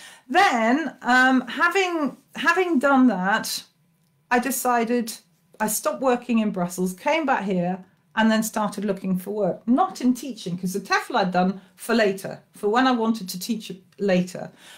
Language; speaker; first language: English; native; English